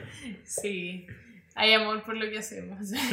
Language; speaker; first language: Spanish; native; Spanish